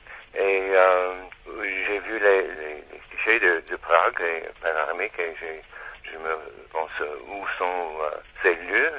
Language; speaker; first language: French; non-native, learner; Czech